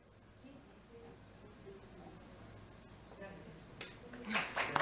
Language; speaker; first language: Spanish; non-native, learner; Russian